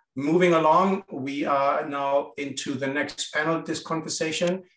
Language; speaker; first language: English; non-native, fluent; German